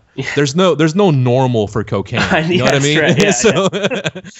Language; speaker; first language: English; native; English